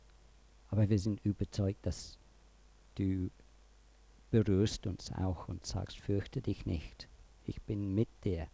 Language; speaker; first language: German; non-native, fluent; English